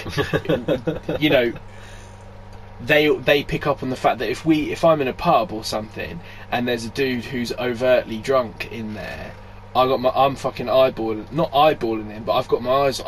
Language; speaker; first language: English; native; English